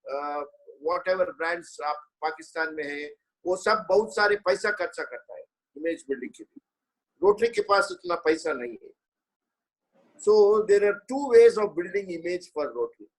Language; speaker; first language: Hindi; non-native, local second language; Telugu